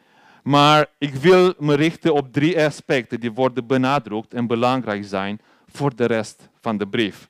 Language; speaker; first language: Dutch; non-native, learner; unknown